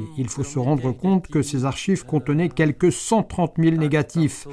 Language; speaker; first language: French; native; French